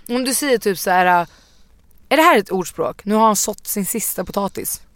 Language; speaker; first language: Swedish; native; Swedish